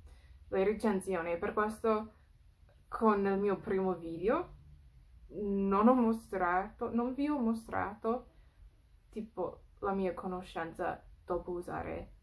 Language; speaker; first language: Italian; non-native, fluent; English